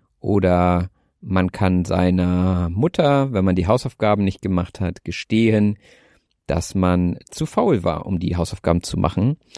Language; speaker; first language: German; native; German